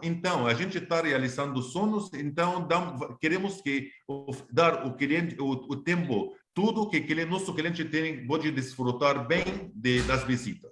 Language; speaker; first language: Portuguese; non-native, fluent; Arabic